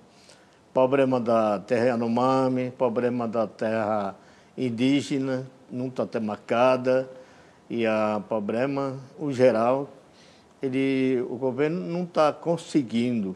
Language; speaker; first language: Portuguese; non-native, local second language; Yanomámi